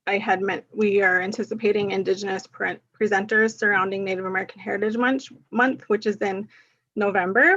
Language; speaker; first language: English; early bilingual, other home language; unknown